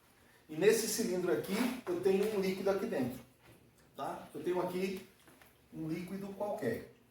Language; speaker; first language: Portuguese; native; Portuguese